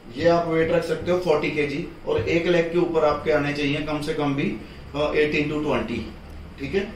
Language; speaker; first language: Hindi; non-native, local second language; Punjabi